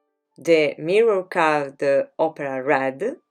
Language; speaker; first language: English; non-native, fluent; Italian